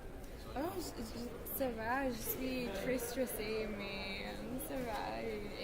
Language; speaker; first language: French; non-native, learner; English